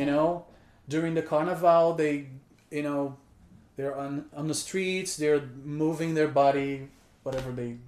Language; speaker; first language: English; non-native, fluent; Portuguese